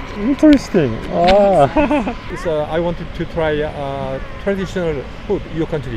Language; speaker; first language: English; non-native, learner; Korean